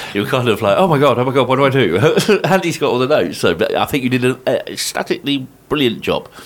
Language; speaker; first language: English; native; English